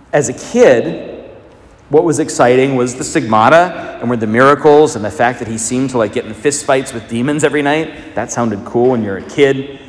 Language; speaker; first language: English; native; English